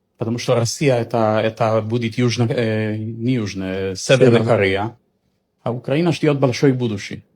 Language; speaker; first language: Russian; non-native, learner; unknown